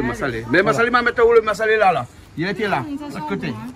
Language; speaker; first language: French; non-native, local second language; Réunion Creole French